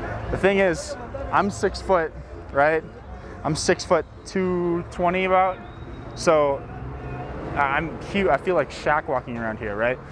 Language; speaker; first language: English; native; English